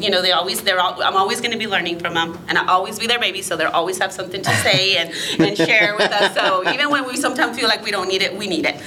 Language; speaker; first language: English; early bilingual, other home language; Spanish